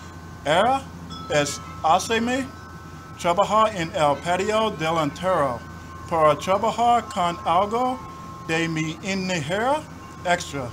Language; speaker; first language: Spanish; non-native, learner; English